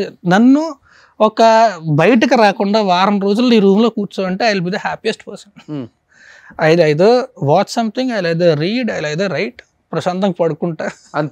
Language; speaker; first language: Telugu; native; Telugu